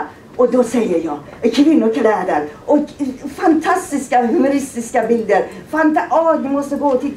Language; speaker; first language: Swedish; non-native, fluent; Persian